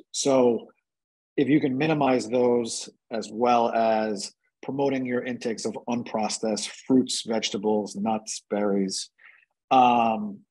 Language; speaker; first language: English; native; English